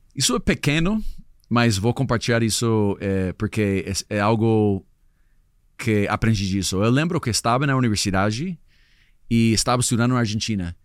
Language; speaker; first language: Portuguese; non-native, fluent; English